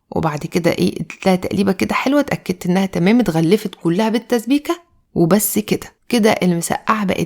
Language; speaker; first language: Arabic; native; Arabic